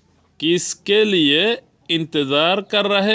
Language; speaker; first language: Hindi; non-native, learner; Bangla